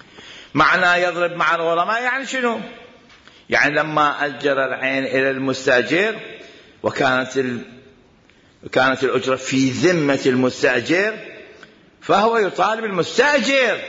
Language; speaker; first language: Arabic; native; Arabic